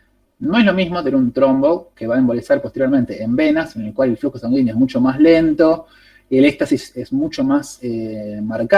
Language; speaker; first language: Spanish; native; Spanish